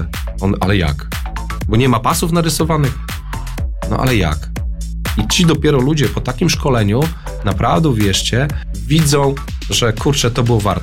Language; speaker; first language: Polish; native; Polish